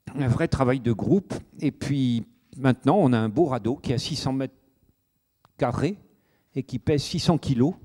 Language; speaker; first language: French; native; French